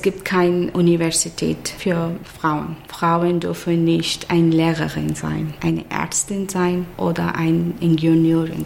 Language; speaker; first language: German; non-native, learner; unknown